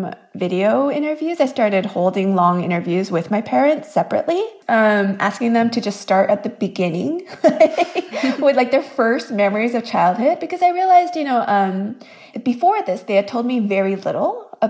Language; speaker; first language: English; early bilingual, other home language; Korean